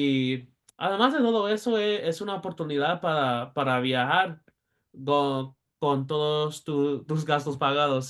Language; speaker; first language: Spanish; early bilingual, heritage; Spanish